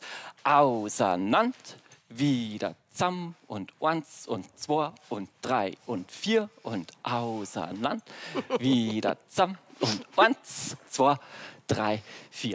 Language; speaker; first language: German; native; German